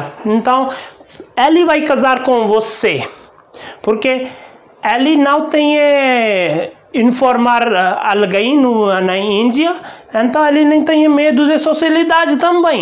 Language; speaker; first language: Portuguese; non-native, learner; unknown